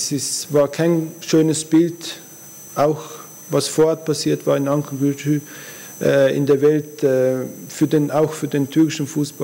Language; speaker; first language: German; early bilingual, other home language; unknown